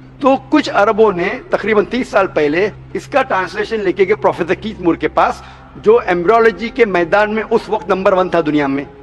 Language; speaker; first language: Hindi; non-native, local second language; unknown